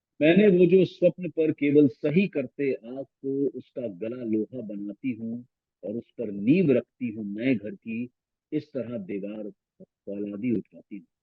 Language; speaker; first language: Hindi; non-native, local second language; Punjabi